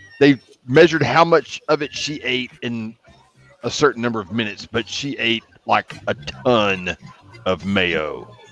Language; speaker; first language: English; native; English